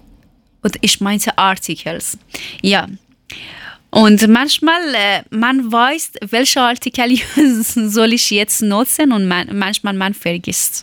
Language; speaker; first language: German; non-native, learner; Persian